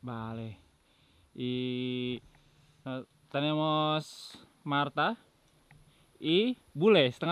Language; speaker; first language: Spanish; non-native, learner; Indonesian